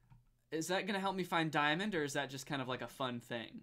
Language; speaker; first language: English; native; English